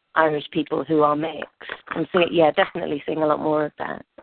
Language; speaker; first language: English; native; English